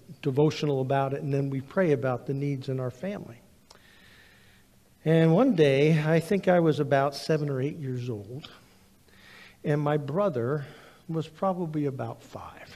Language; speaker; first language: English; native; English